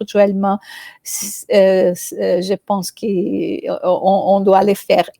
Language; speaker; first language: French; non-native, fluent; Portuguese